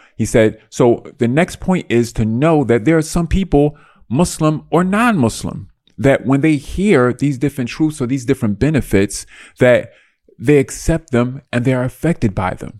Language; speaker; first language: English; native; English